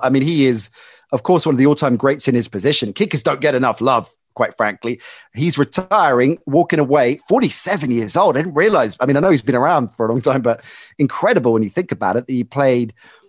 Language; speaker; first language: English; native; English